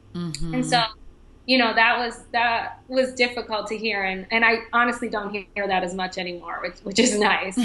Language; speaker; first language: English; native; English